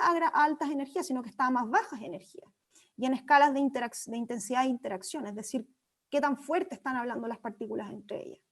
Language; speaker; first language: Spanish; native; Spanish